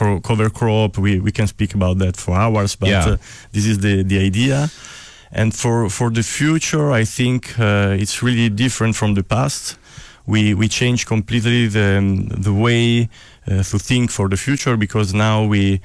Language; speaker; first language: English; non-native, fluent; Italian